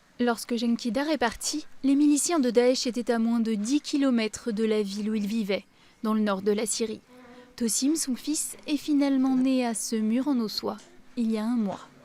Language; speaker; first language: French; native; French